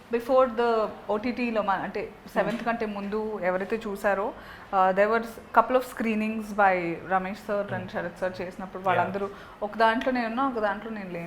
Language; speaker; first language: Telugu; native; Telugu